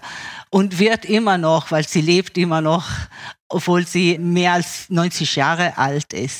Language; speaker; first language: German; early bilingual, other home language; Italian